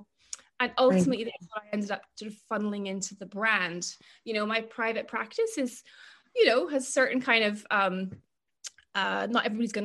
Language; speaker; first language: English; native; English